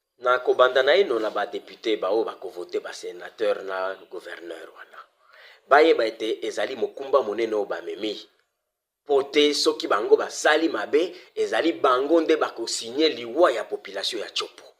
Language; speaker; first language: Lingala; native; Lingala